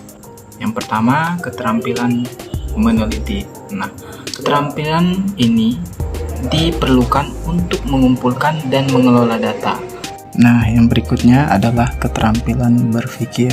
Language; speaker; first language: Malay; non-native, local second language; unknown